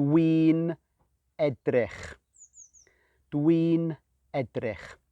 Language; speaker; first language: Welsh; non-native, fluent; English